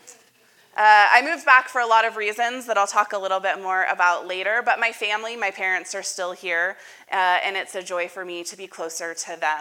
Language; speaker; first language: English; native; English